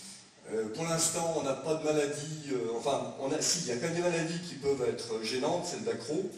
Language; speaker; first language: French; native; French